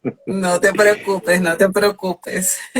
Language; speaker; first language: Spanish; native; Spanish